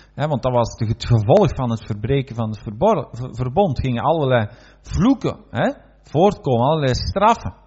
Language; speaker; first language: Dutch; native; Dutch